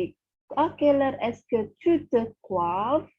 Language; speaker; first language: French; non-native, fluent; Indonesian